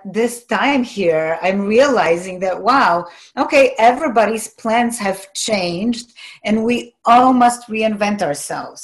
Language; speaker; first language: English; non-native, fluent; Polish